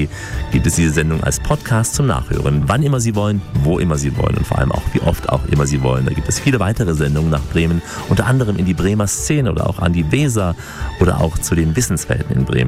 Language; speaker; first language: German; native; German